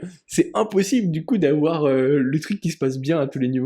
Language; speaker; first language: French; native; French